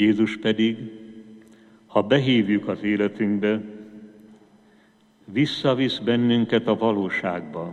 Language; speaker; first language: Hungarian; native; Hungarian